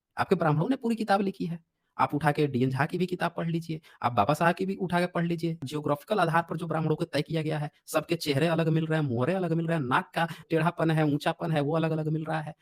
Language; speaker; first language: Hindi; native; Hindi